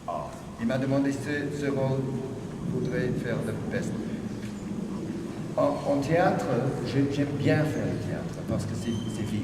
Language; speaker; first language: French; non-native, fluent; English